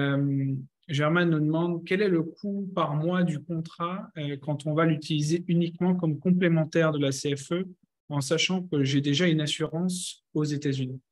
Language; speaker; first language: French; native; French